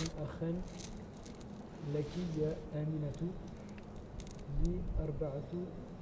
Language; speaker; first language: Arabic; non-native, learner; French